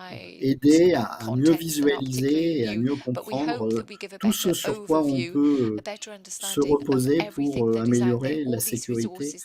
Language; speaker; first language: French; native; French